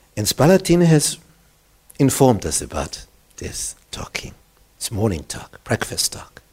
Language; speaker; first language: English; non-native, fluent; German